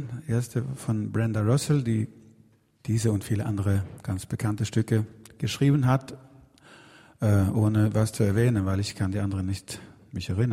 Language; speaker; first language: German; non-native, fluent; Swedish